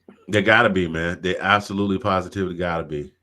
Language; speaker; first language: English; native; English